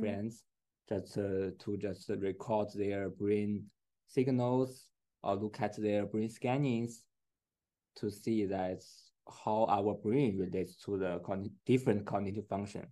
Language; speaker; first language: English; non-native, fluent; Chinese